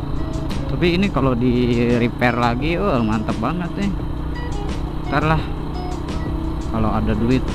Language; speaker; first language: Indonesian; non-native, local second language; Sundanese